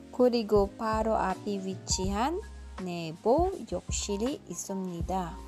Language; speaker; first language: Korean; non-native, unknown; Filipino